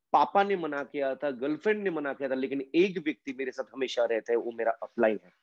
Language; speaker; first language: Hindi; non-native, local second language; Bangla